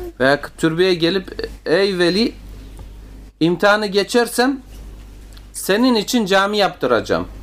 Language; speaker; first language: Turkish; native; Turkish